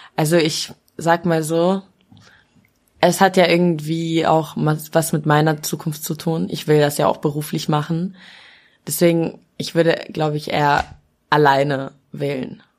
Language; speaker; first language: German; early bilingual, other home language; Albanian